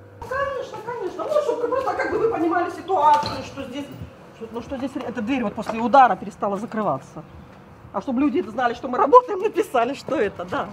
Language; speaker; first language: Russian; native; Russian